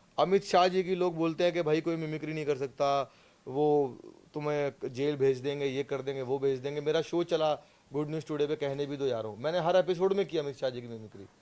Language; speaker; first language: Hindi; native; Hindi